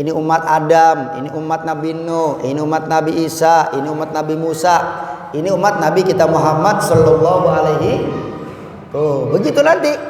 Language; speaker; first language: Malay; native; Malay